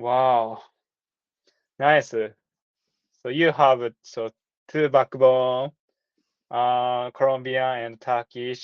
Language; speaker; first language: English; non-native, learner; Japanese